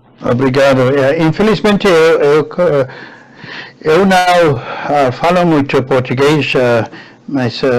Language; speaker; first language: Portuguese; non-native, learner; Spanish